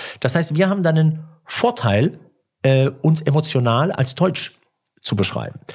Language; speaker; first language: German; early bilingual, other home language; Italian